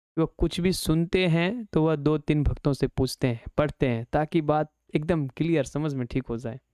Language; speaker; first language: Hindi; native; Hindi